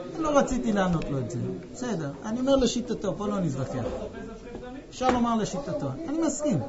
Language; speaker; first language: Hebrew; non-native, fluent; English